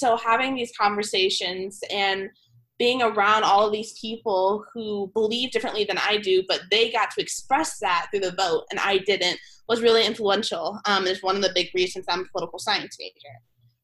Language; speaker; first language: English; native; English